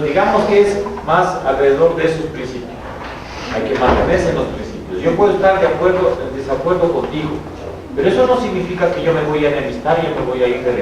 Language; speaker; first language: Spanish; native; Spanish